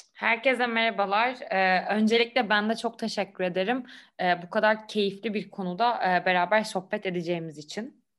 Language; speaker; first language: Turkish; native; Turkish